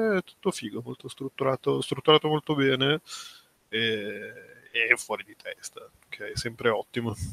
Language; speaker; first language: Italian; native; Italian